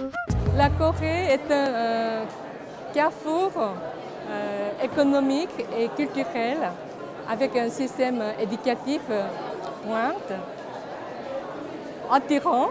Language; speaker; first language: French; non-native, fluent; Korean